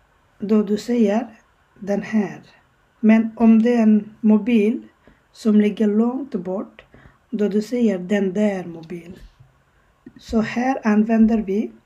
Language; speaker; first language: Swedish; non-native, learner; Bangla